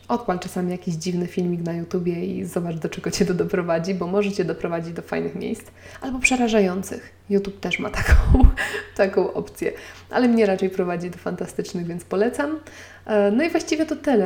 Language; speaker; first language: Polish; native; Polish